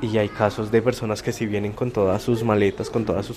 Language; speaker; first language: Spanish; native; Spanish